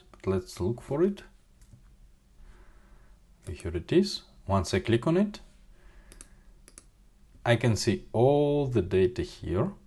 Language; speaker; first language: English; non-native, fluent; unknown